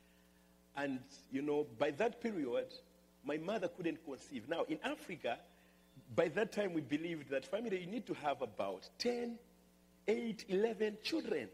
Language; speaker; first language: English; non-native, local second language; Nyanja